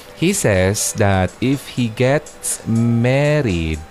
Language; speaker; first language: English; non-native, local second language; Filipino